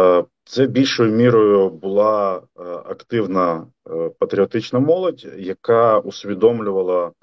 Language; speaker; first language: Ukrainian; native; Ukrainian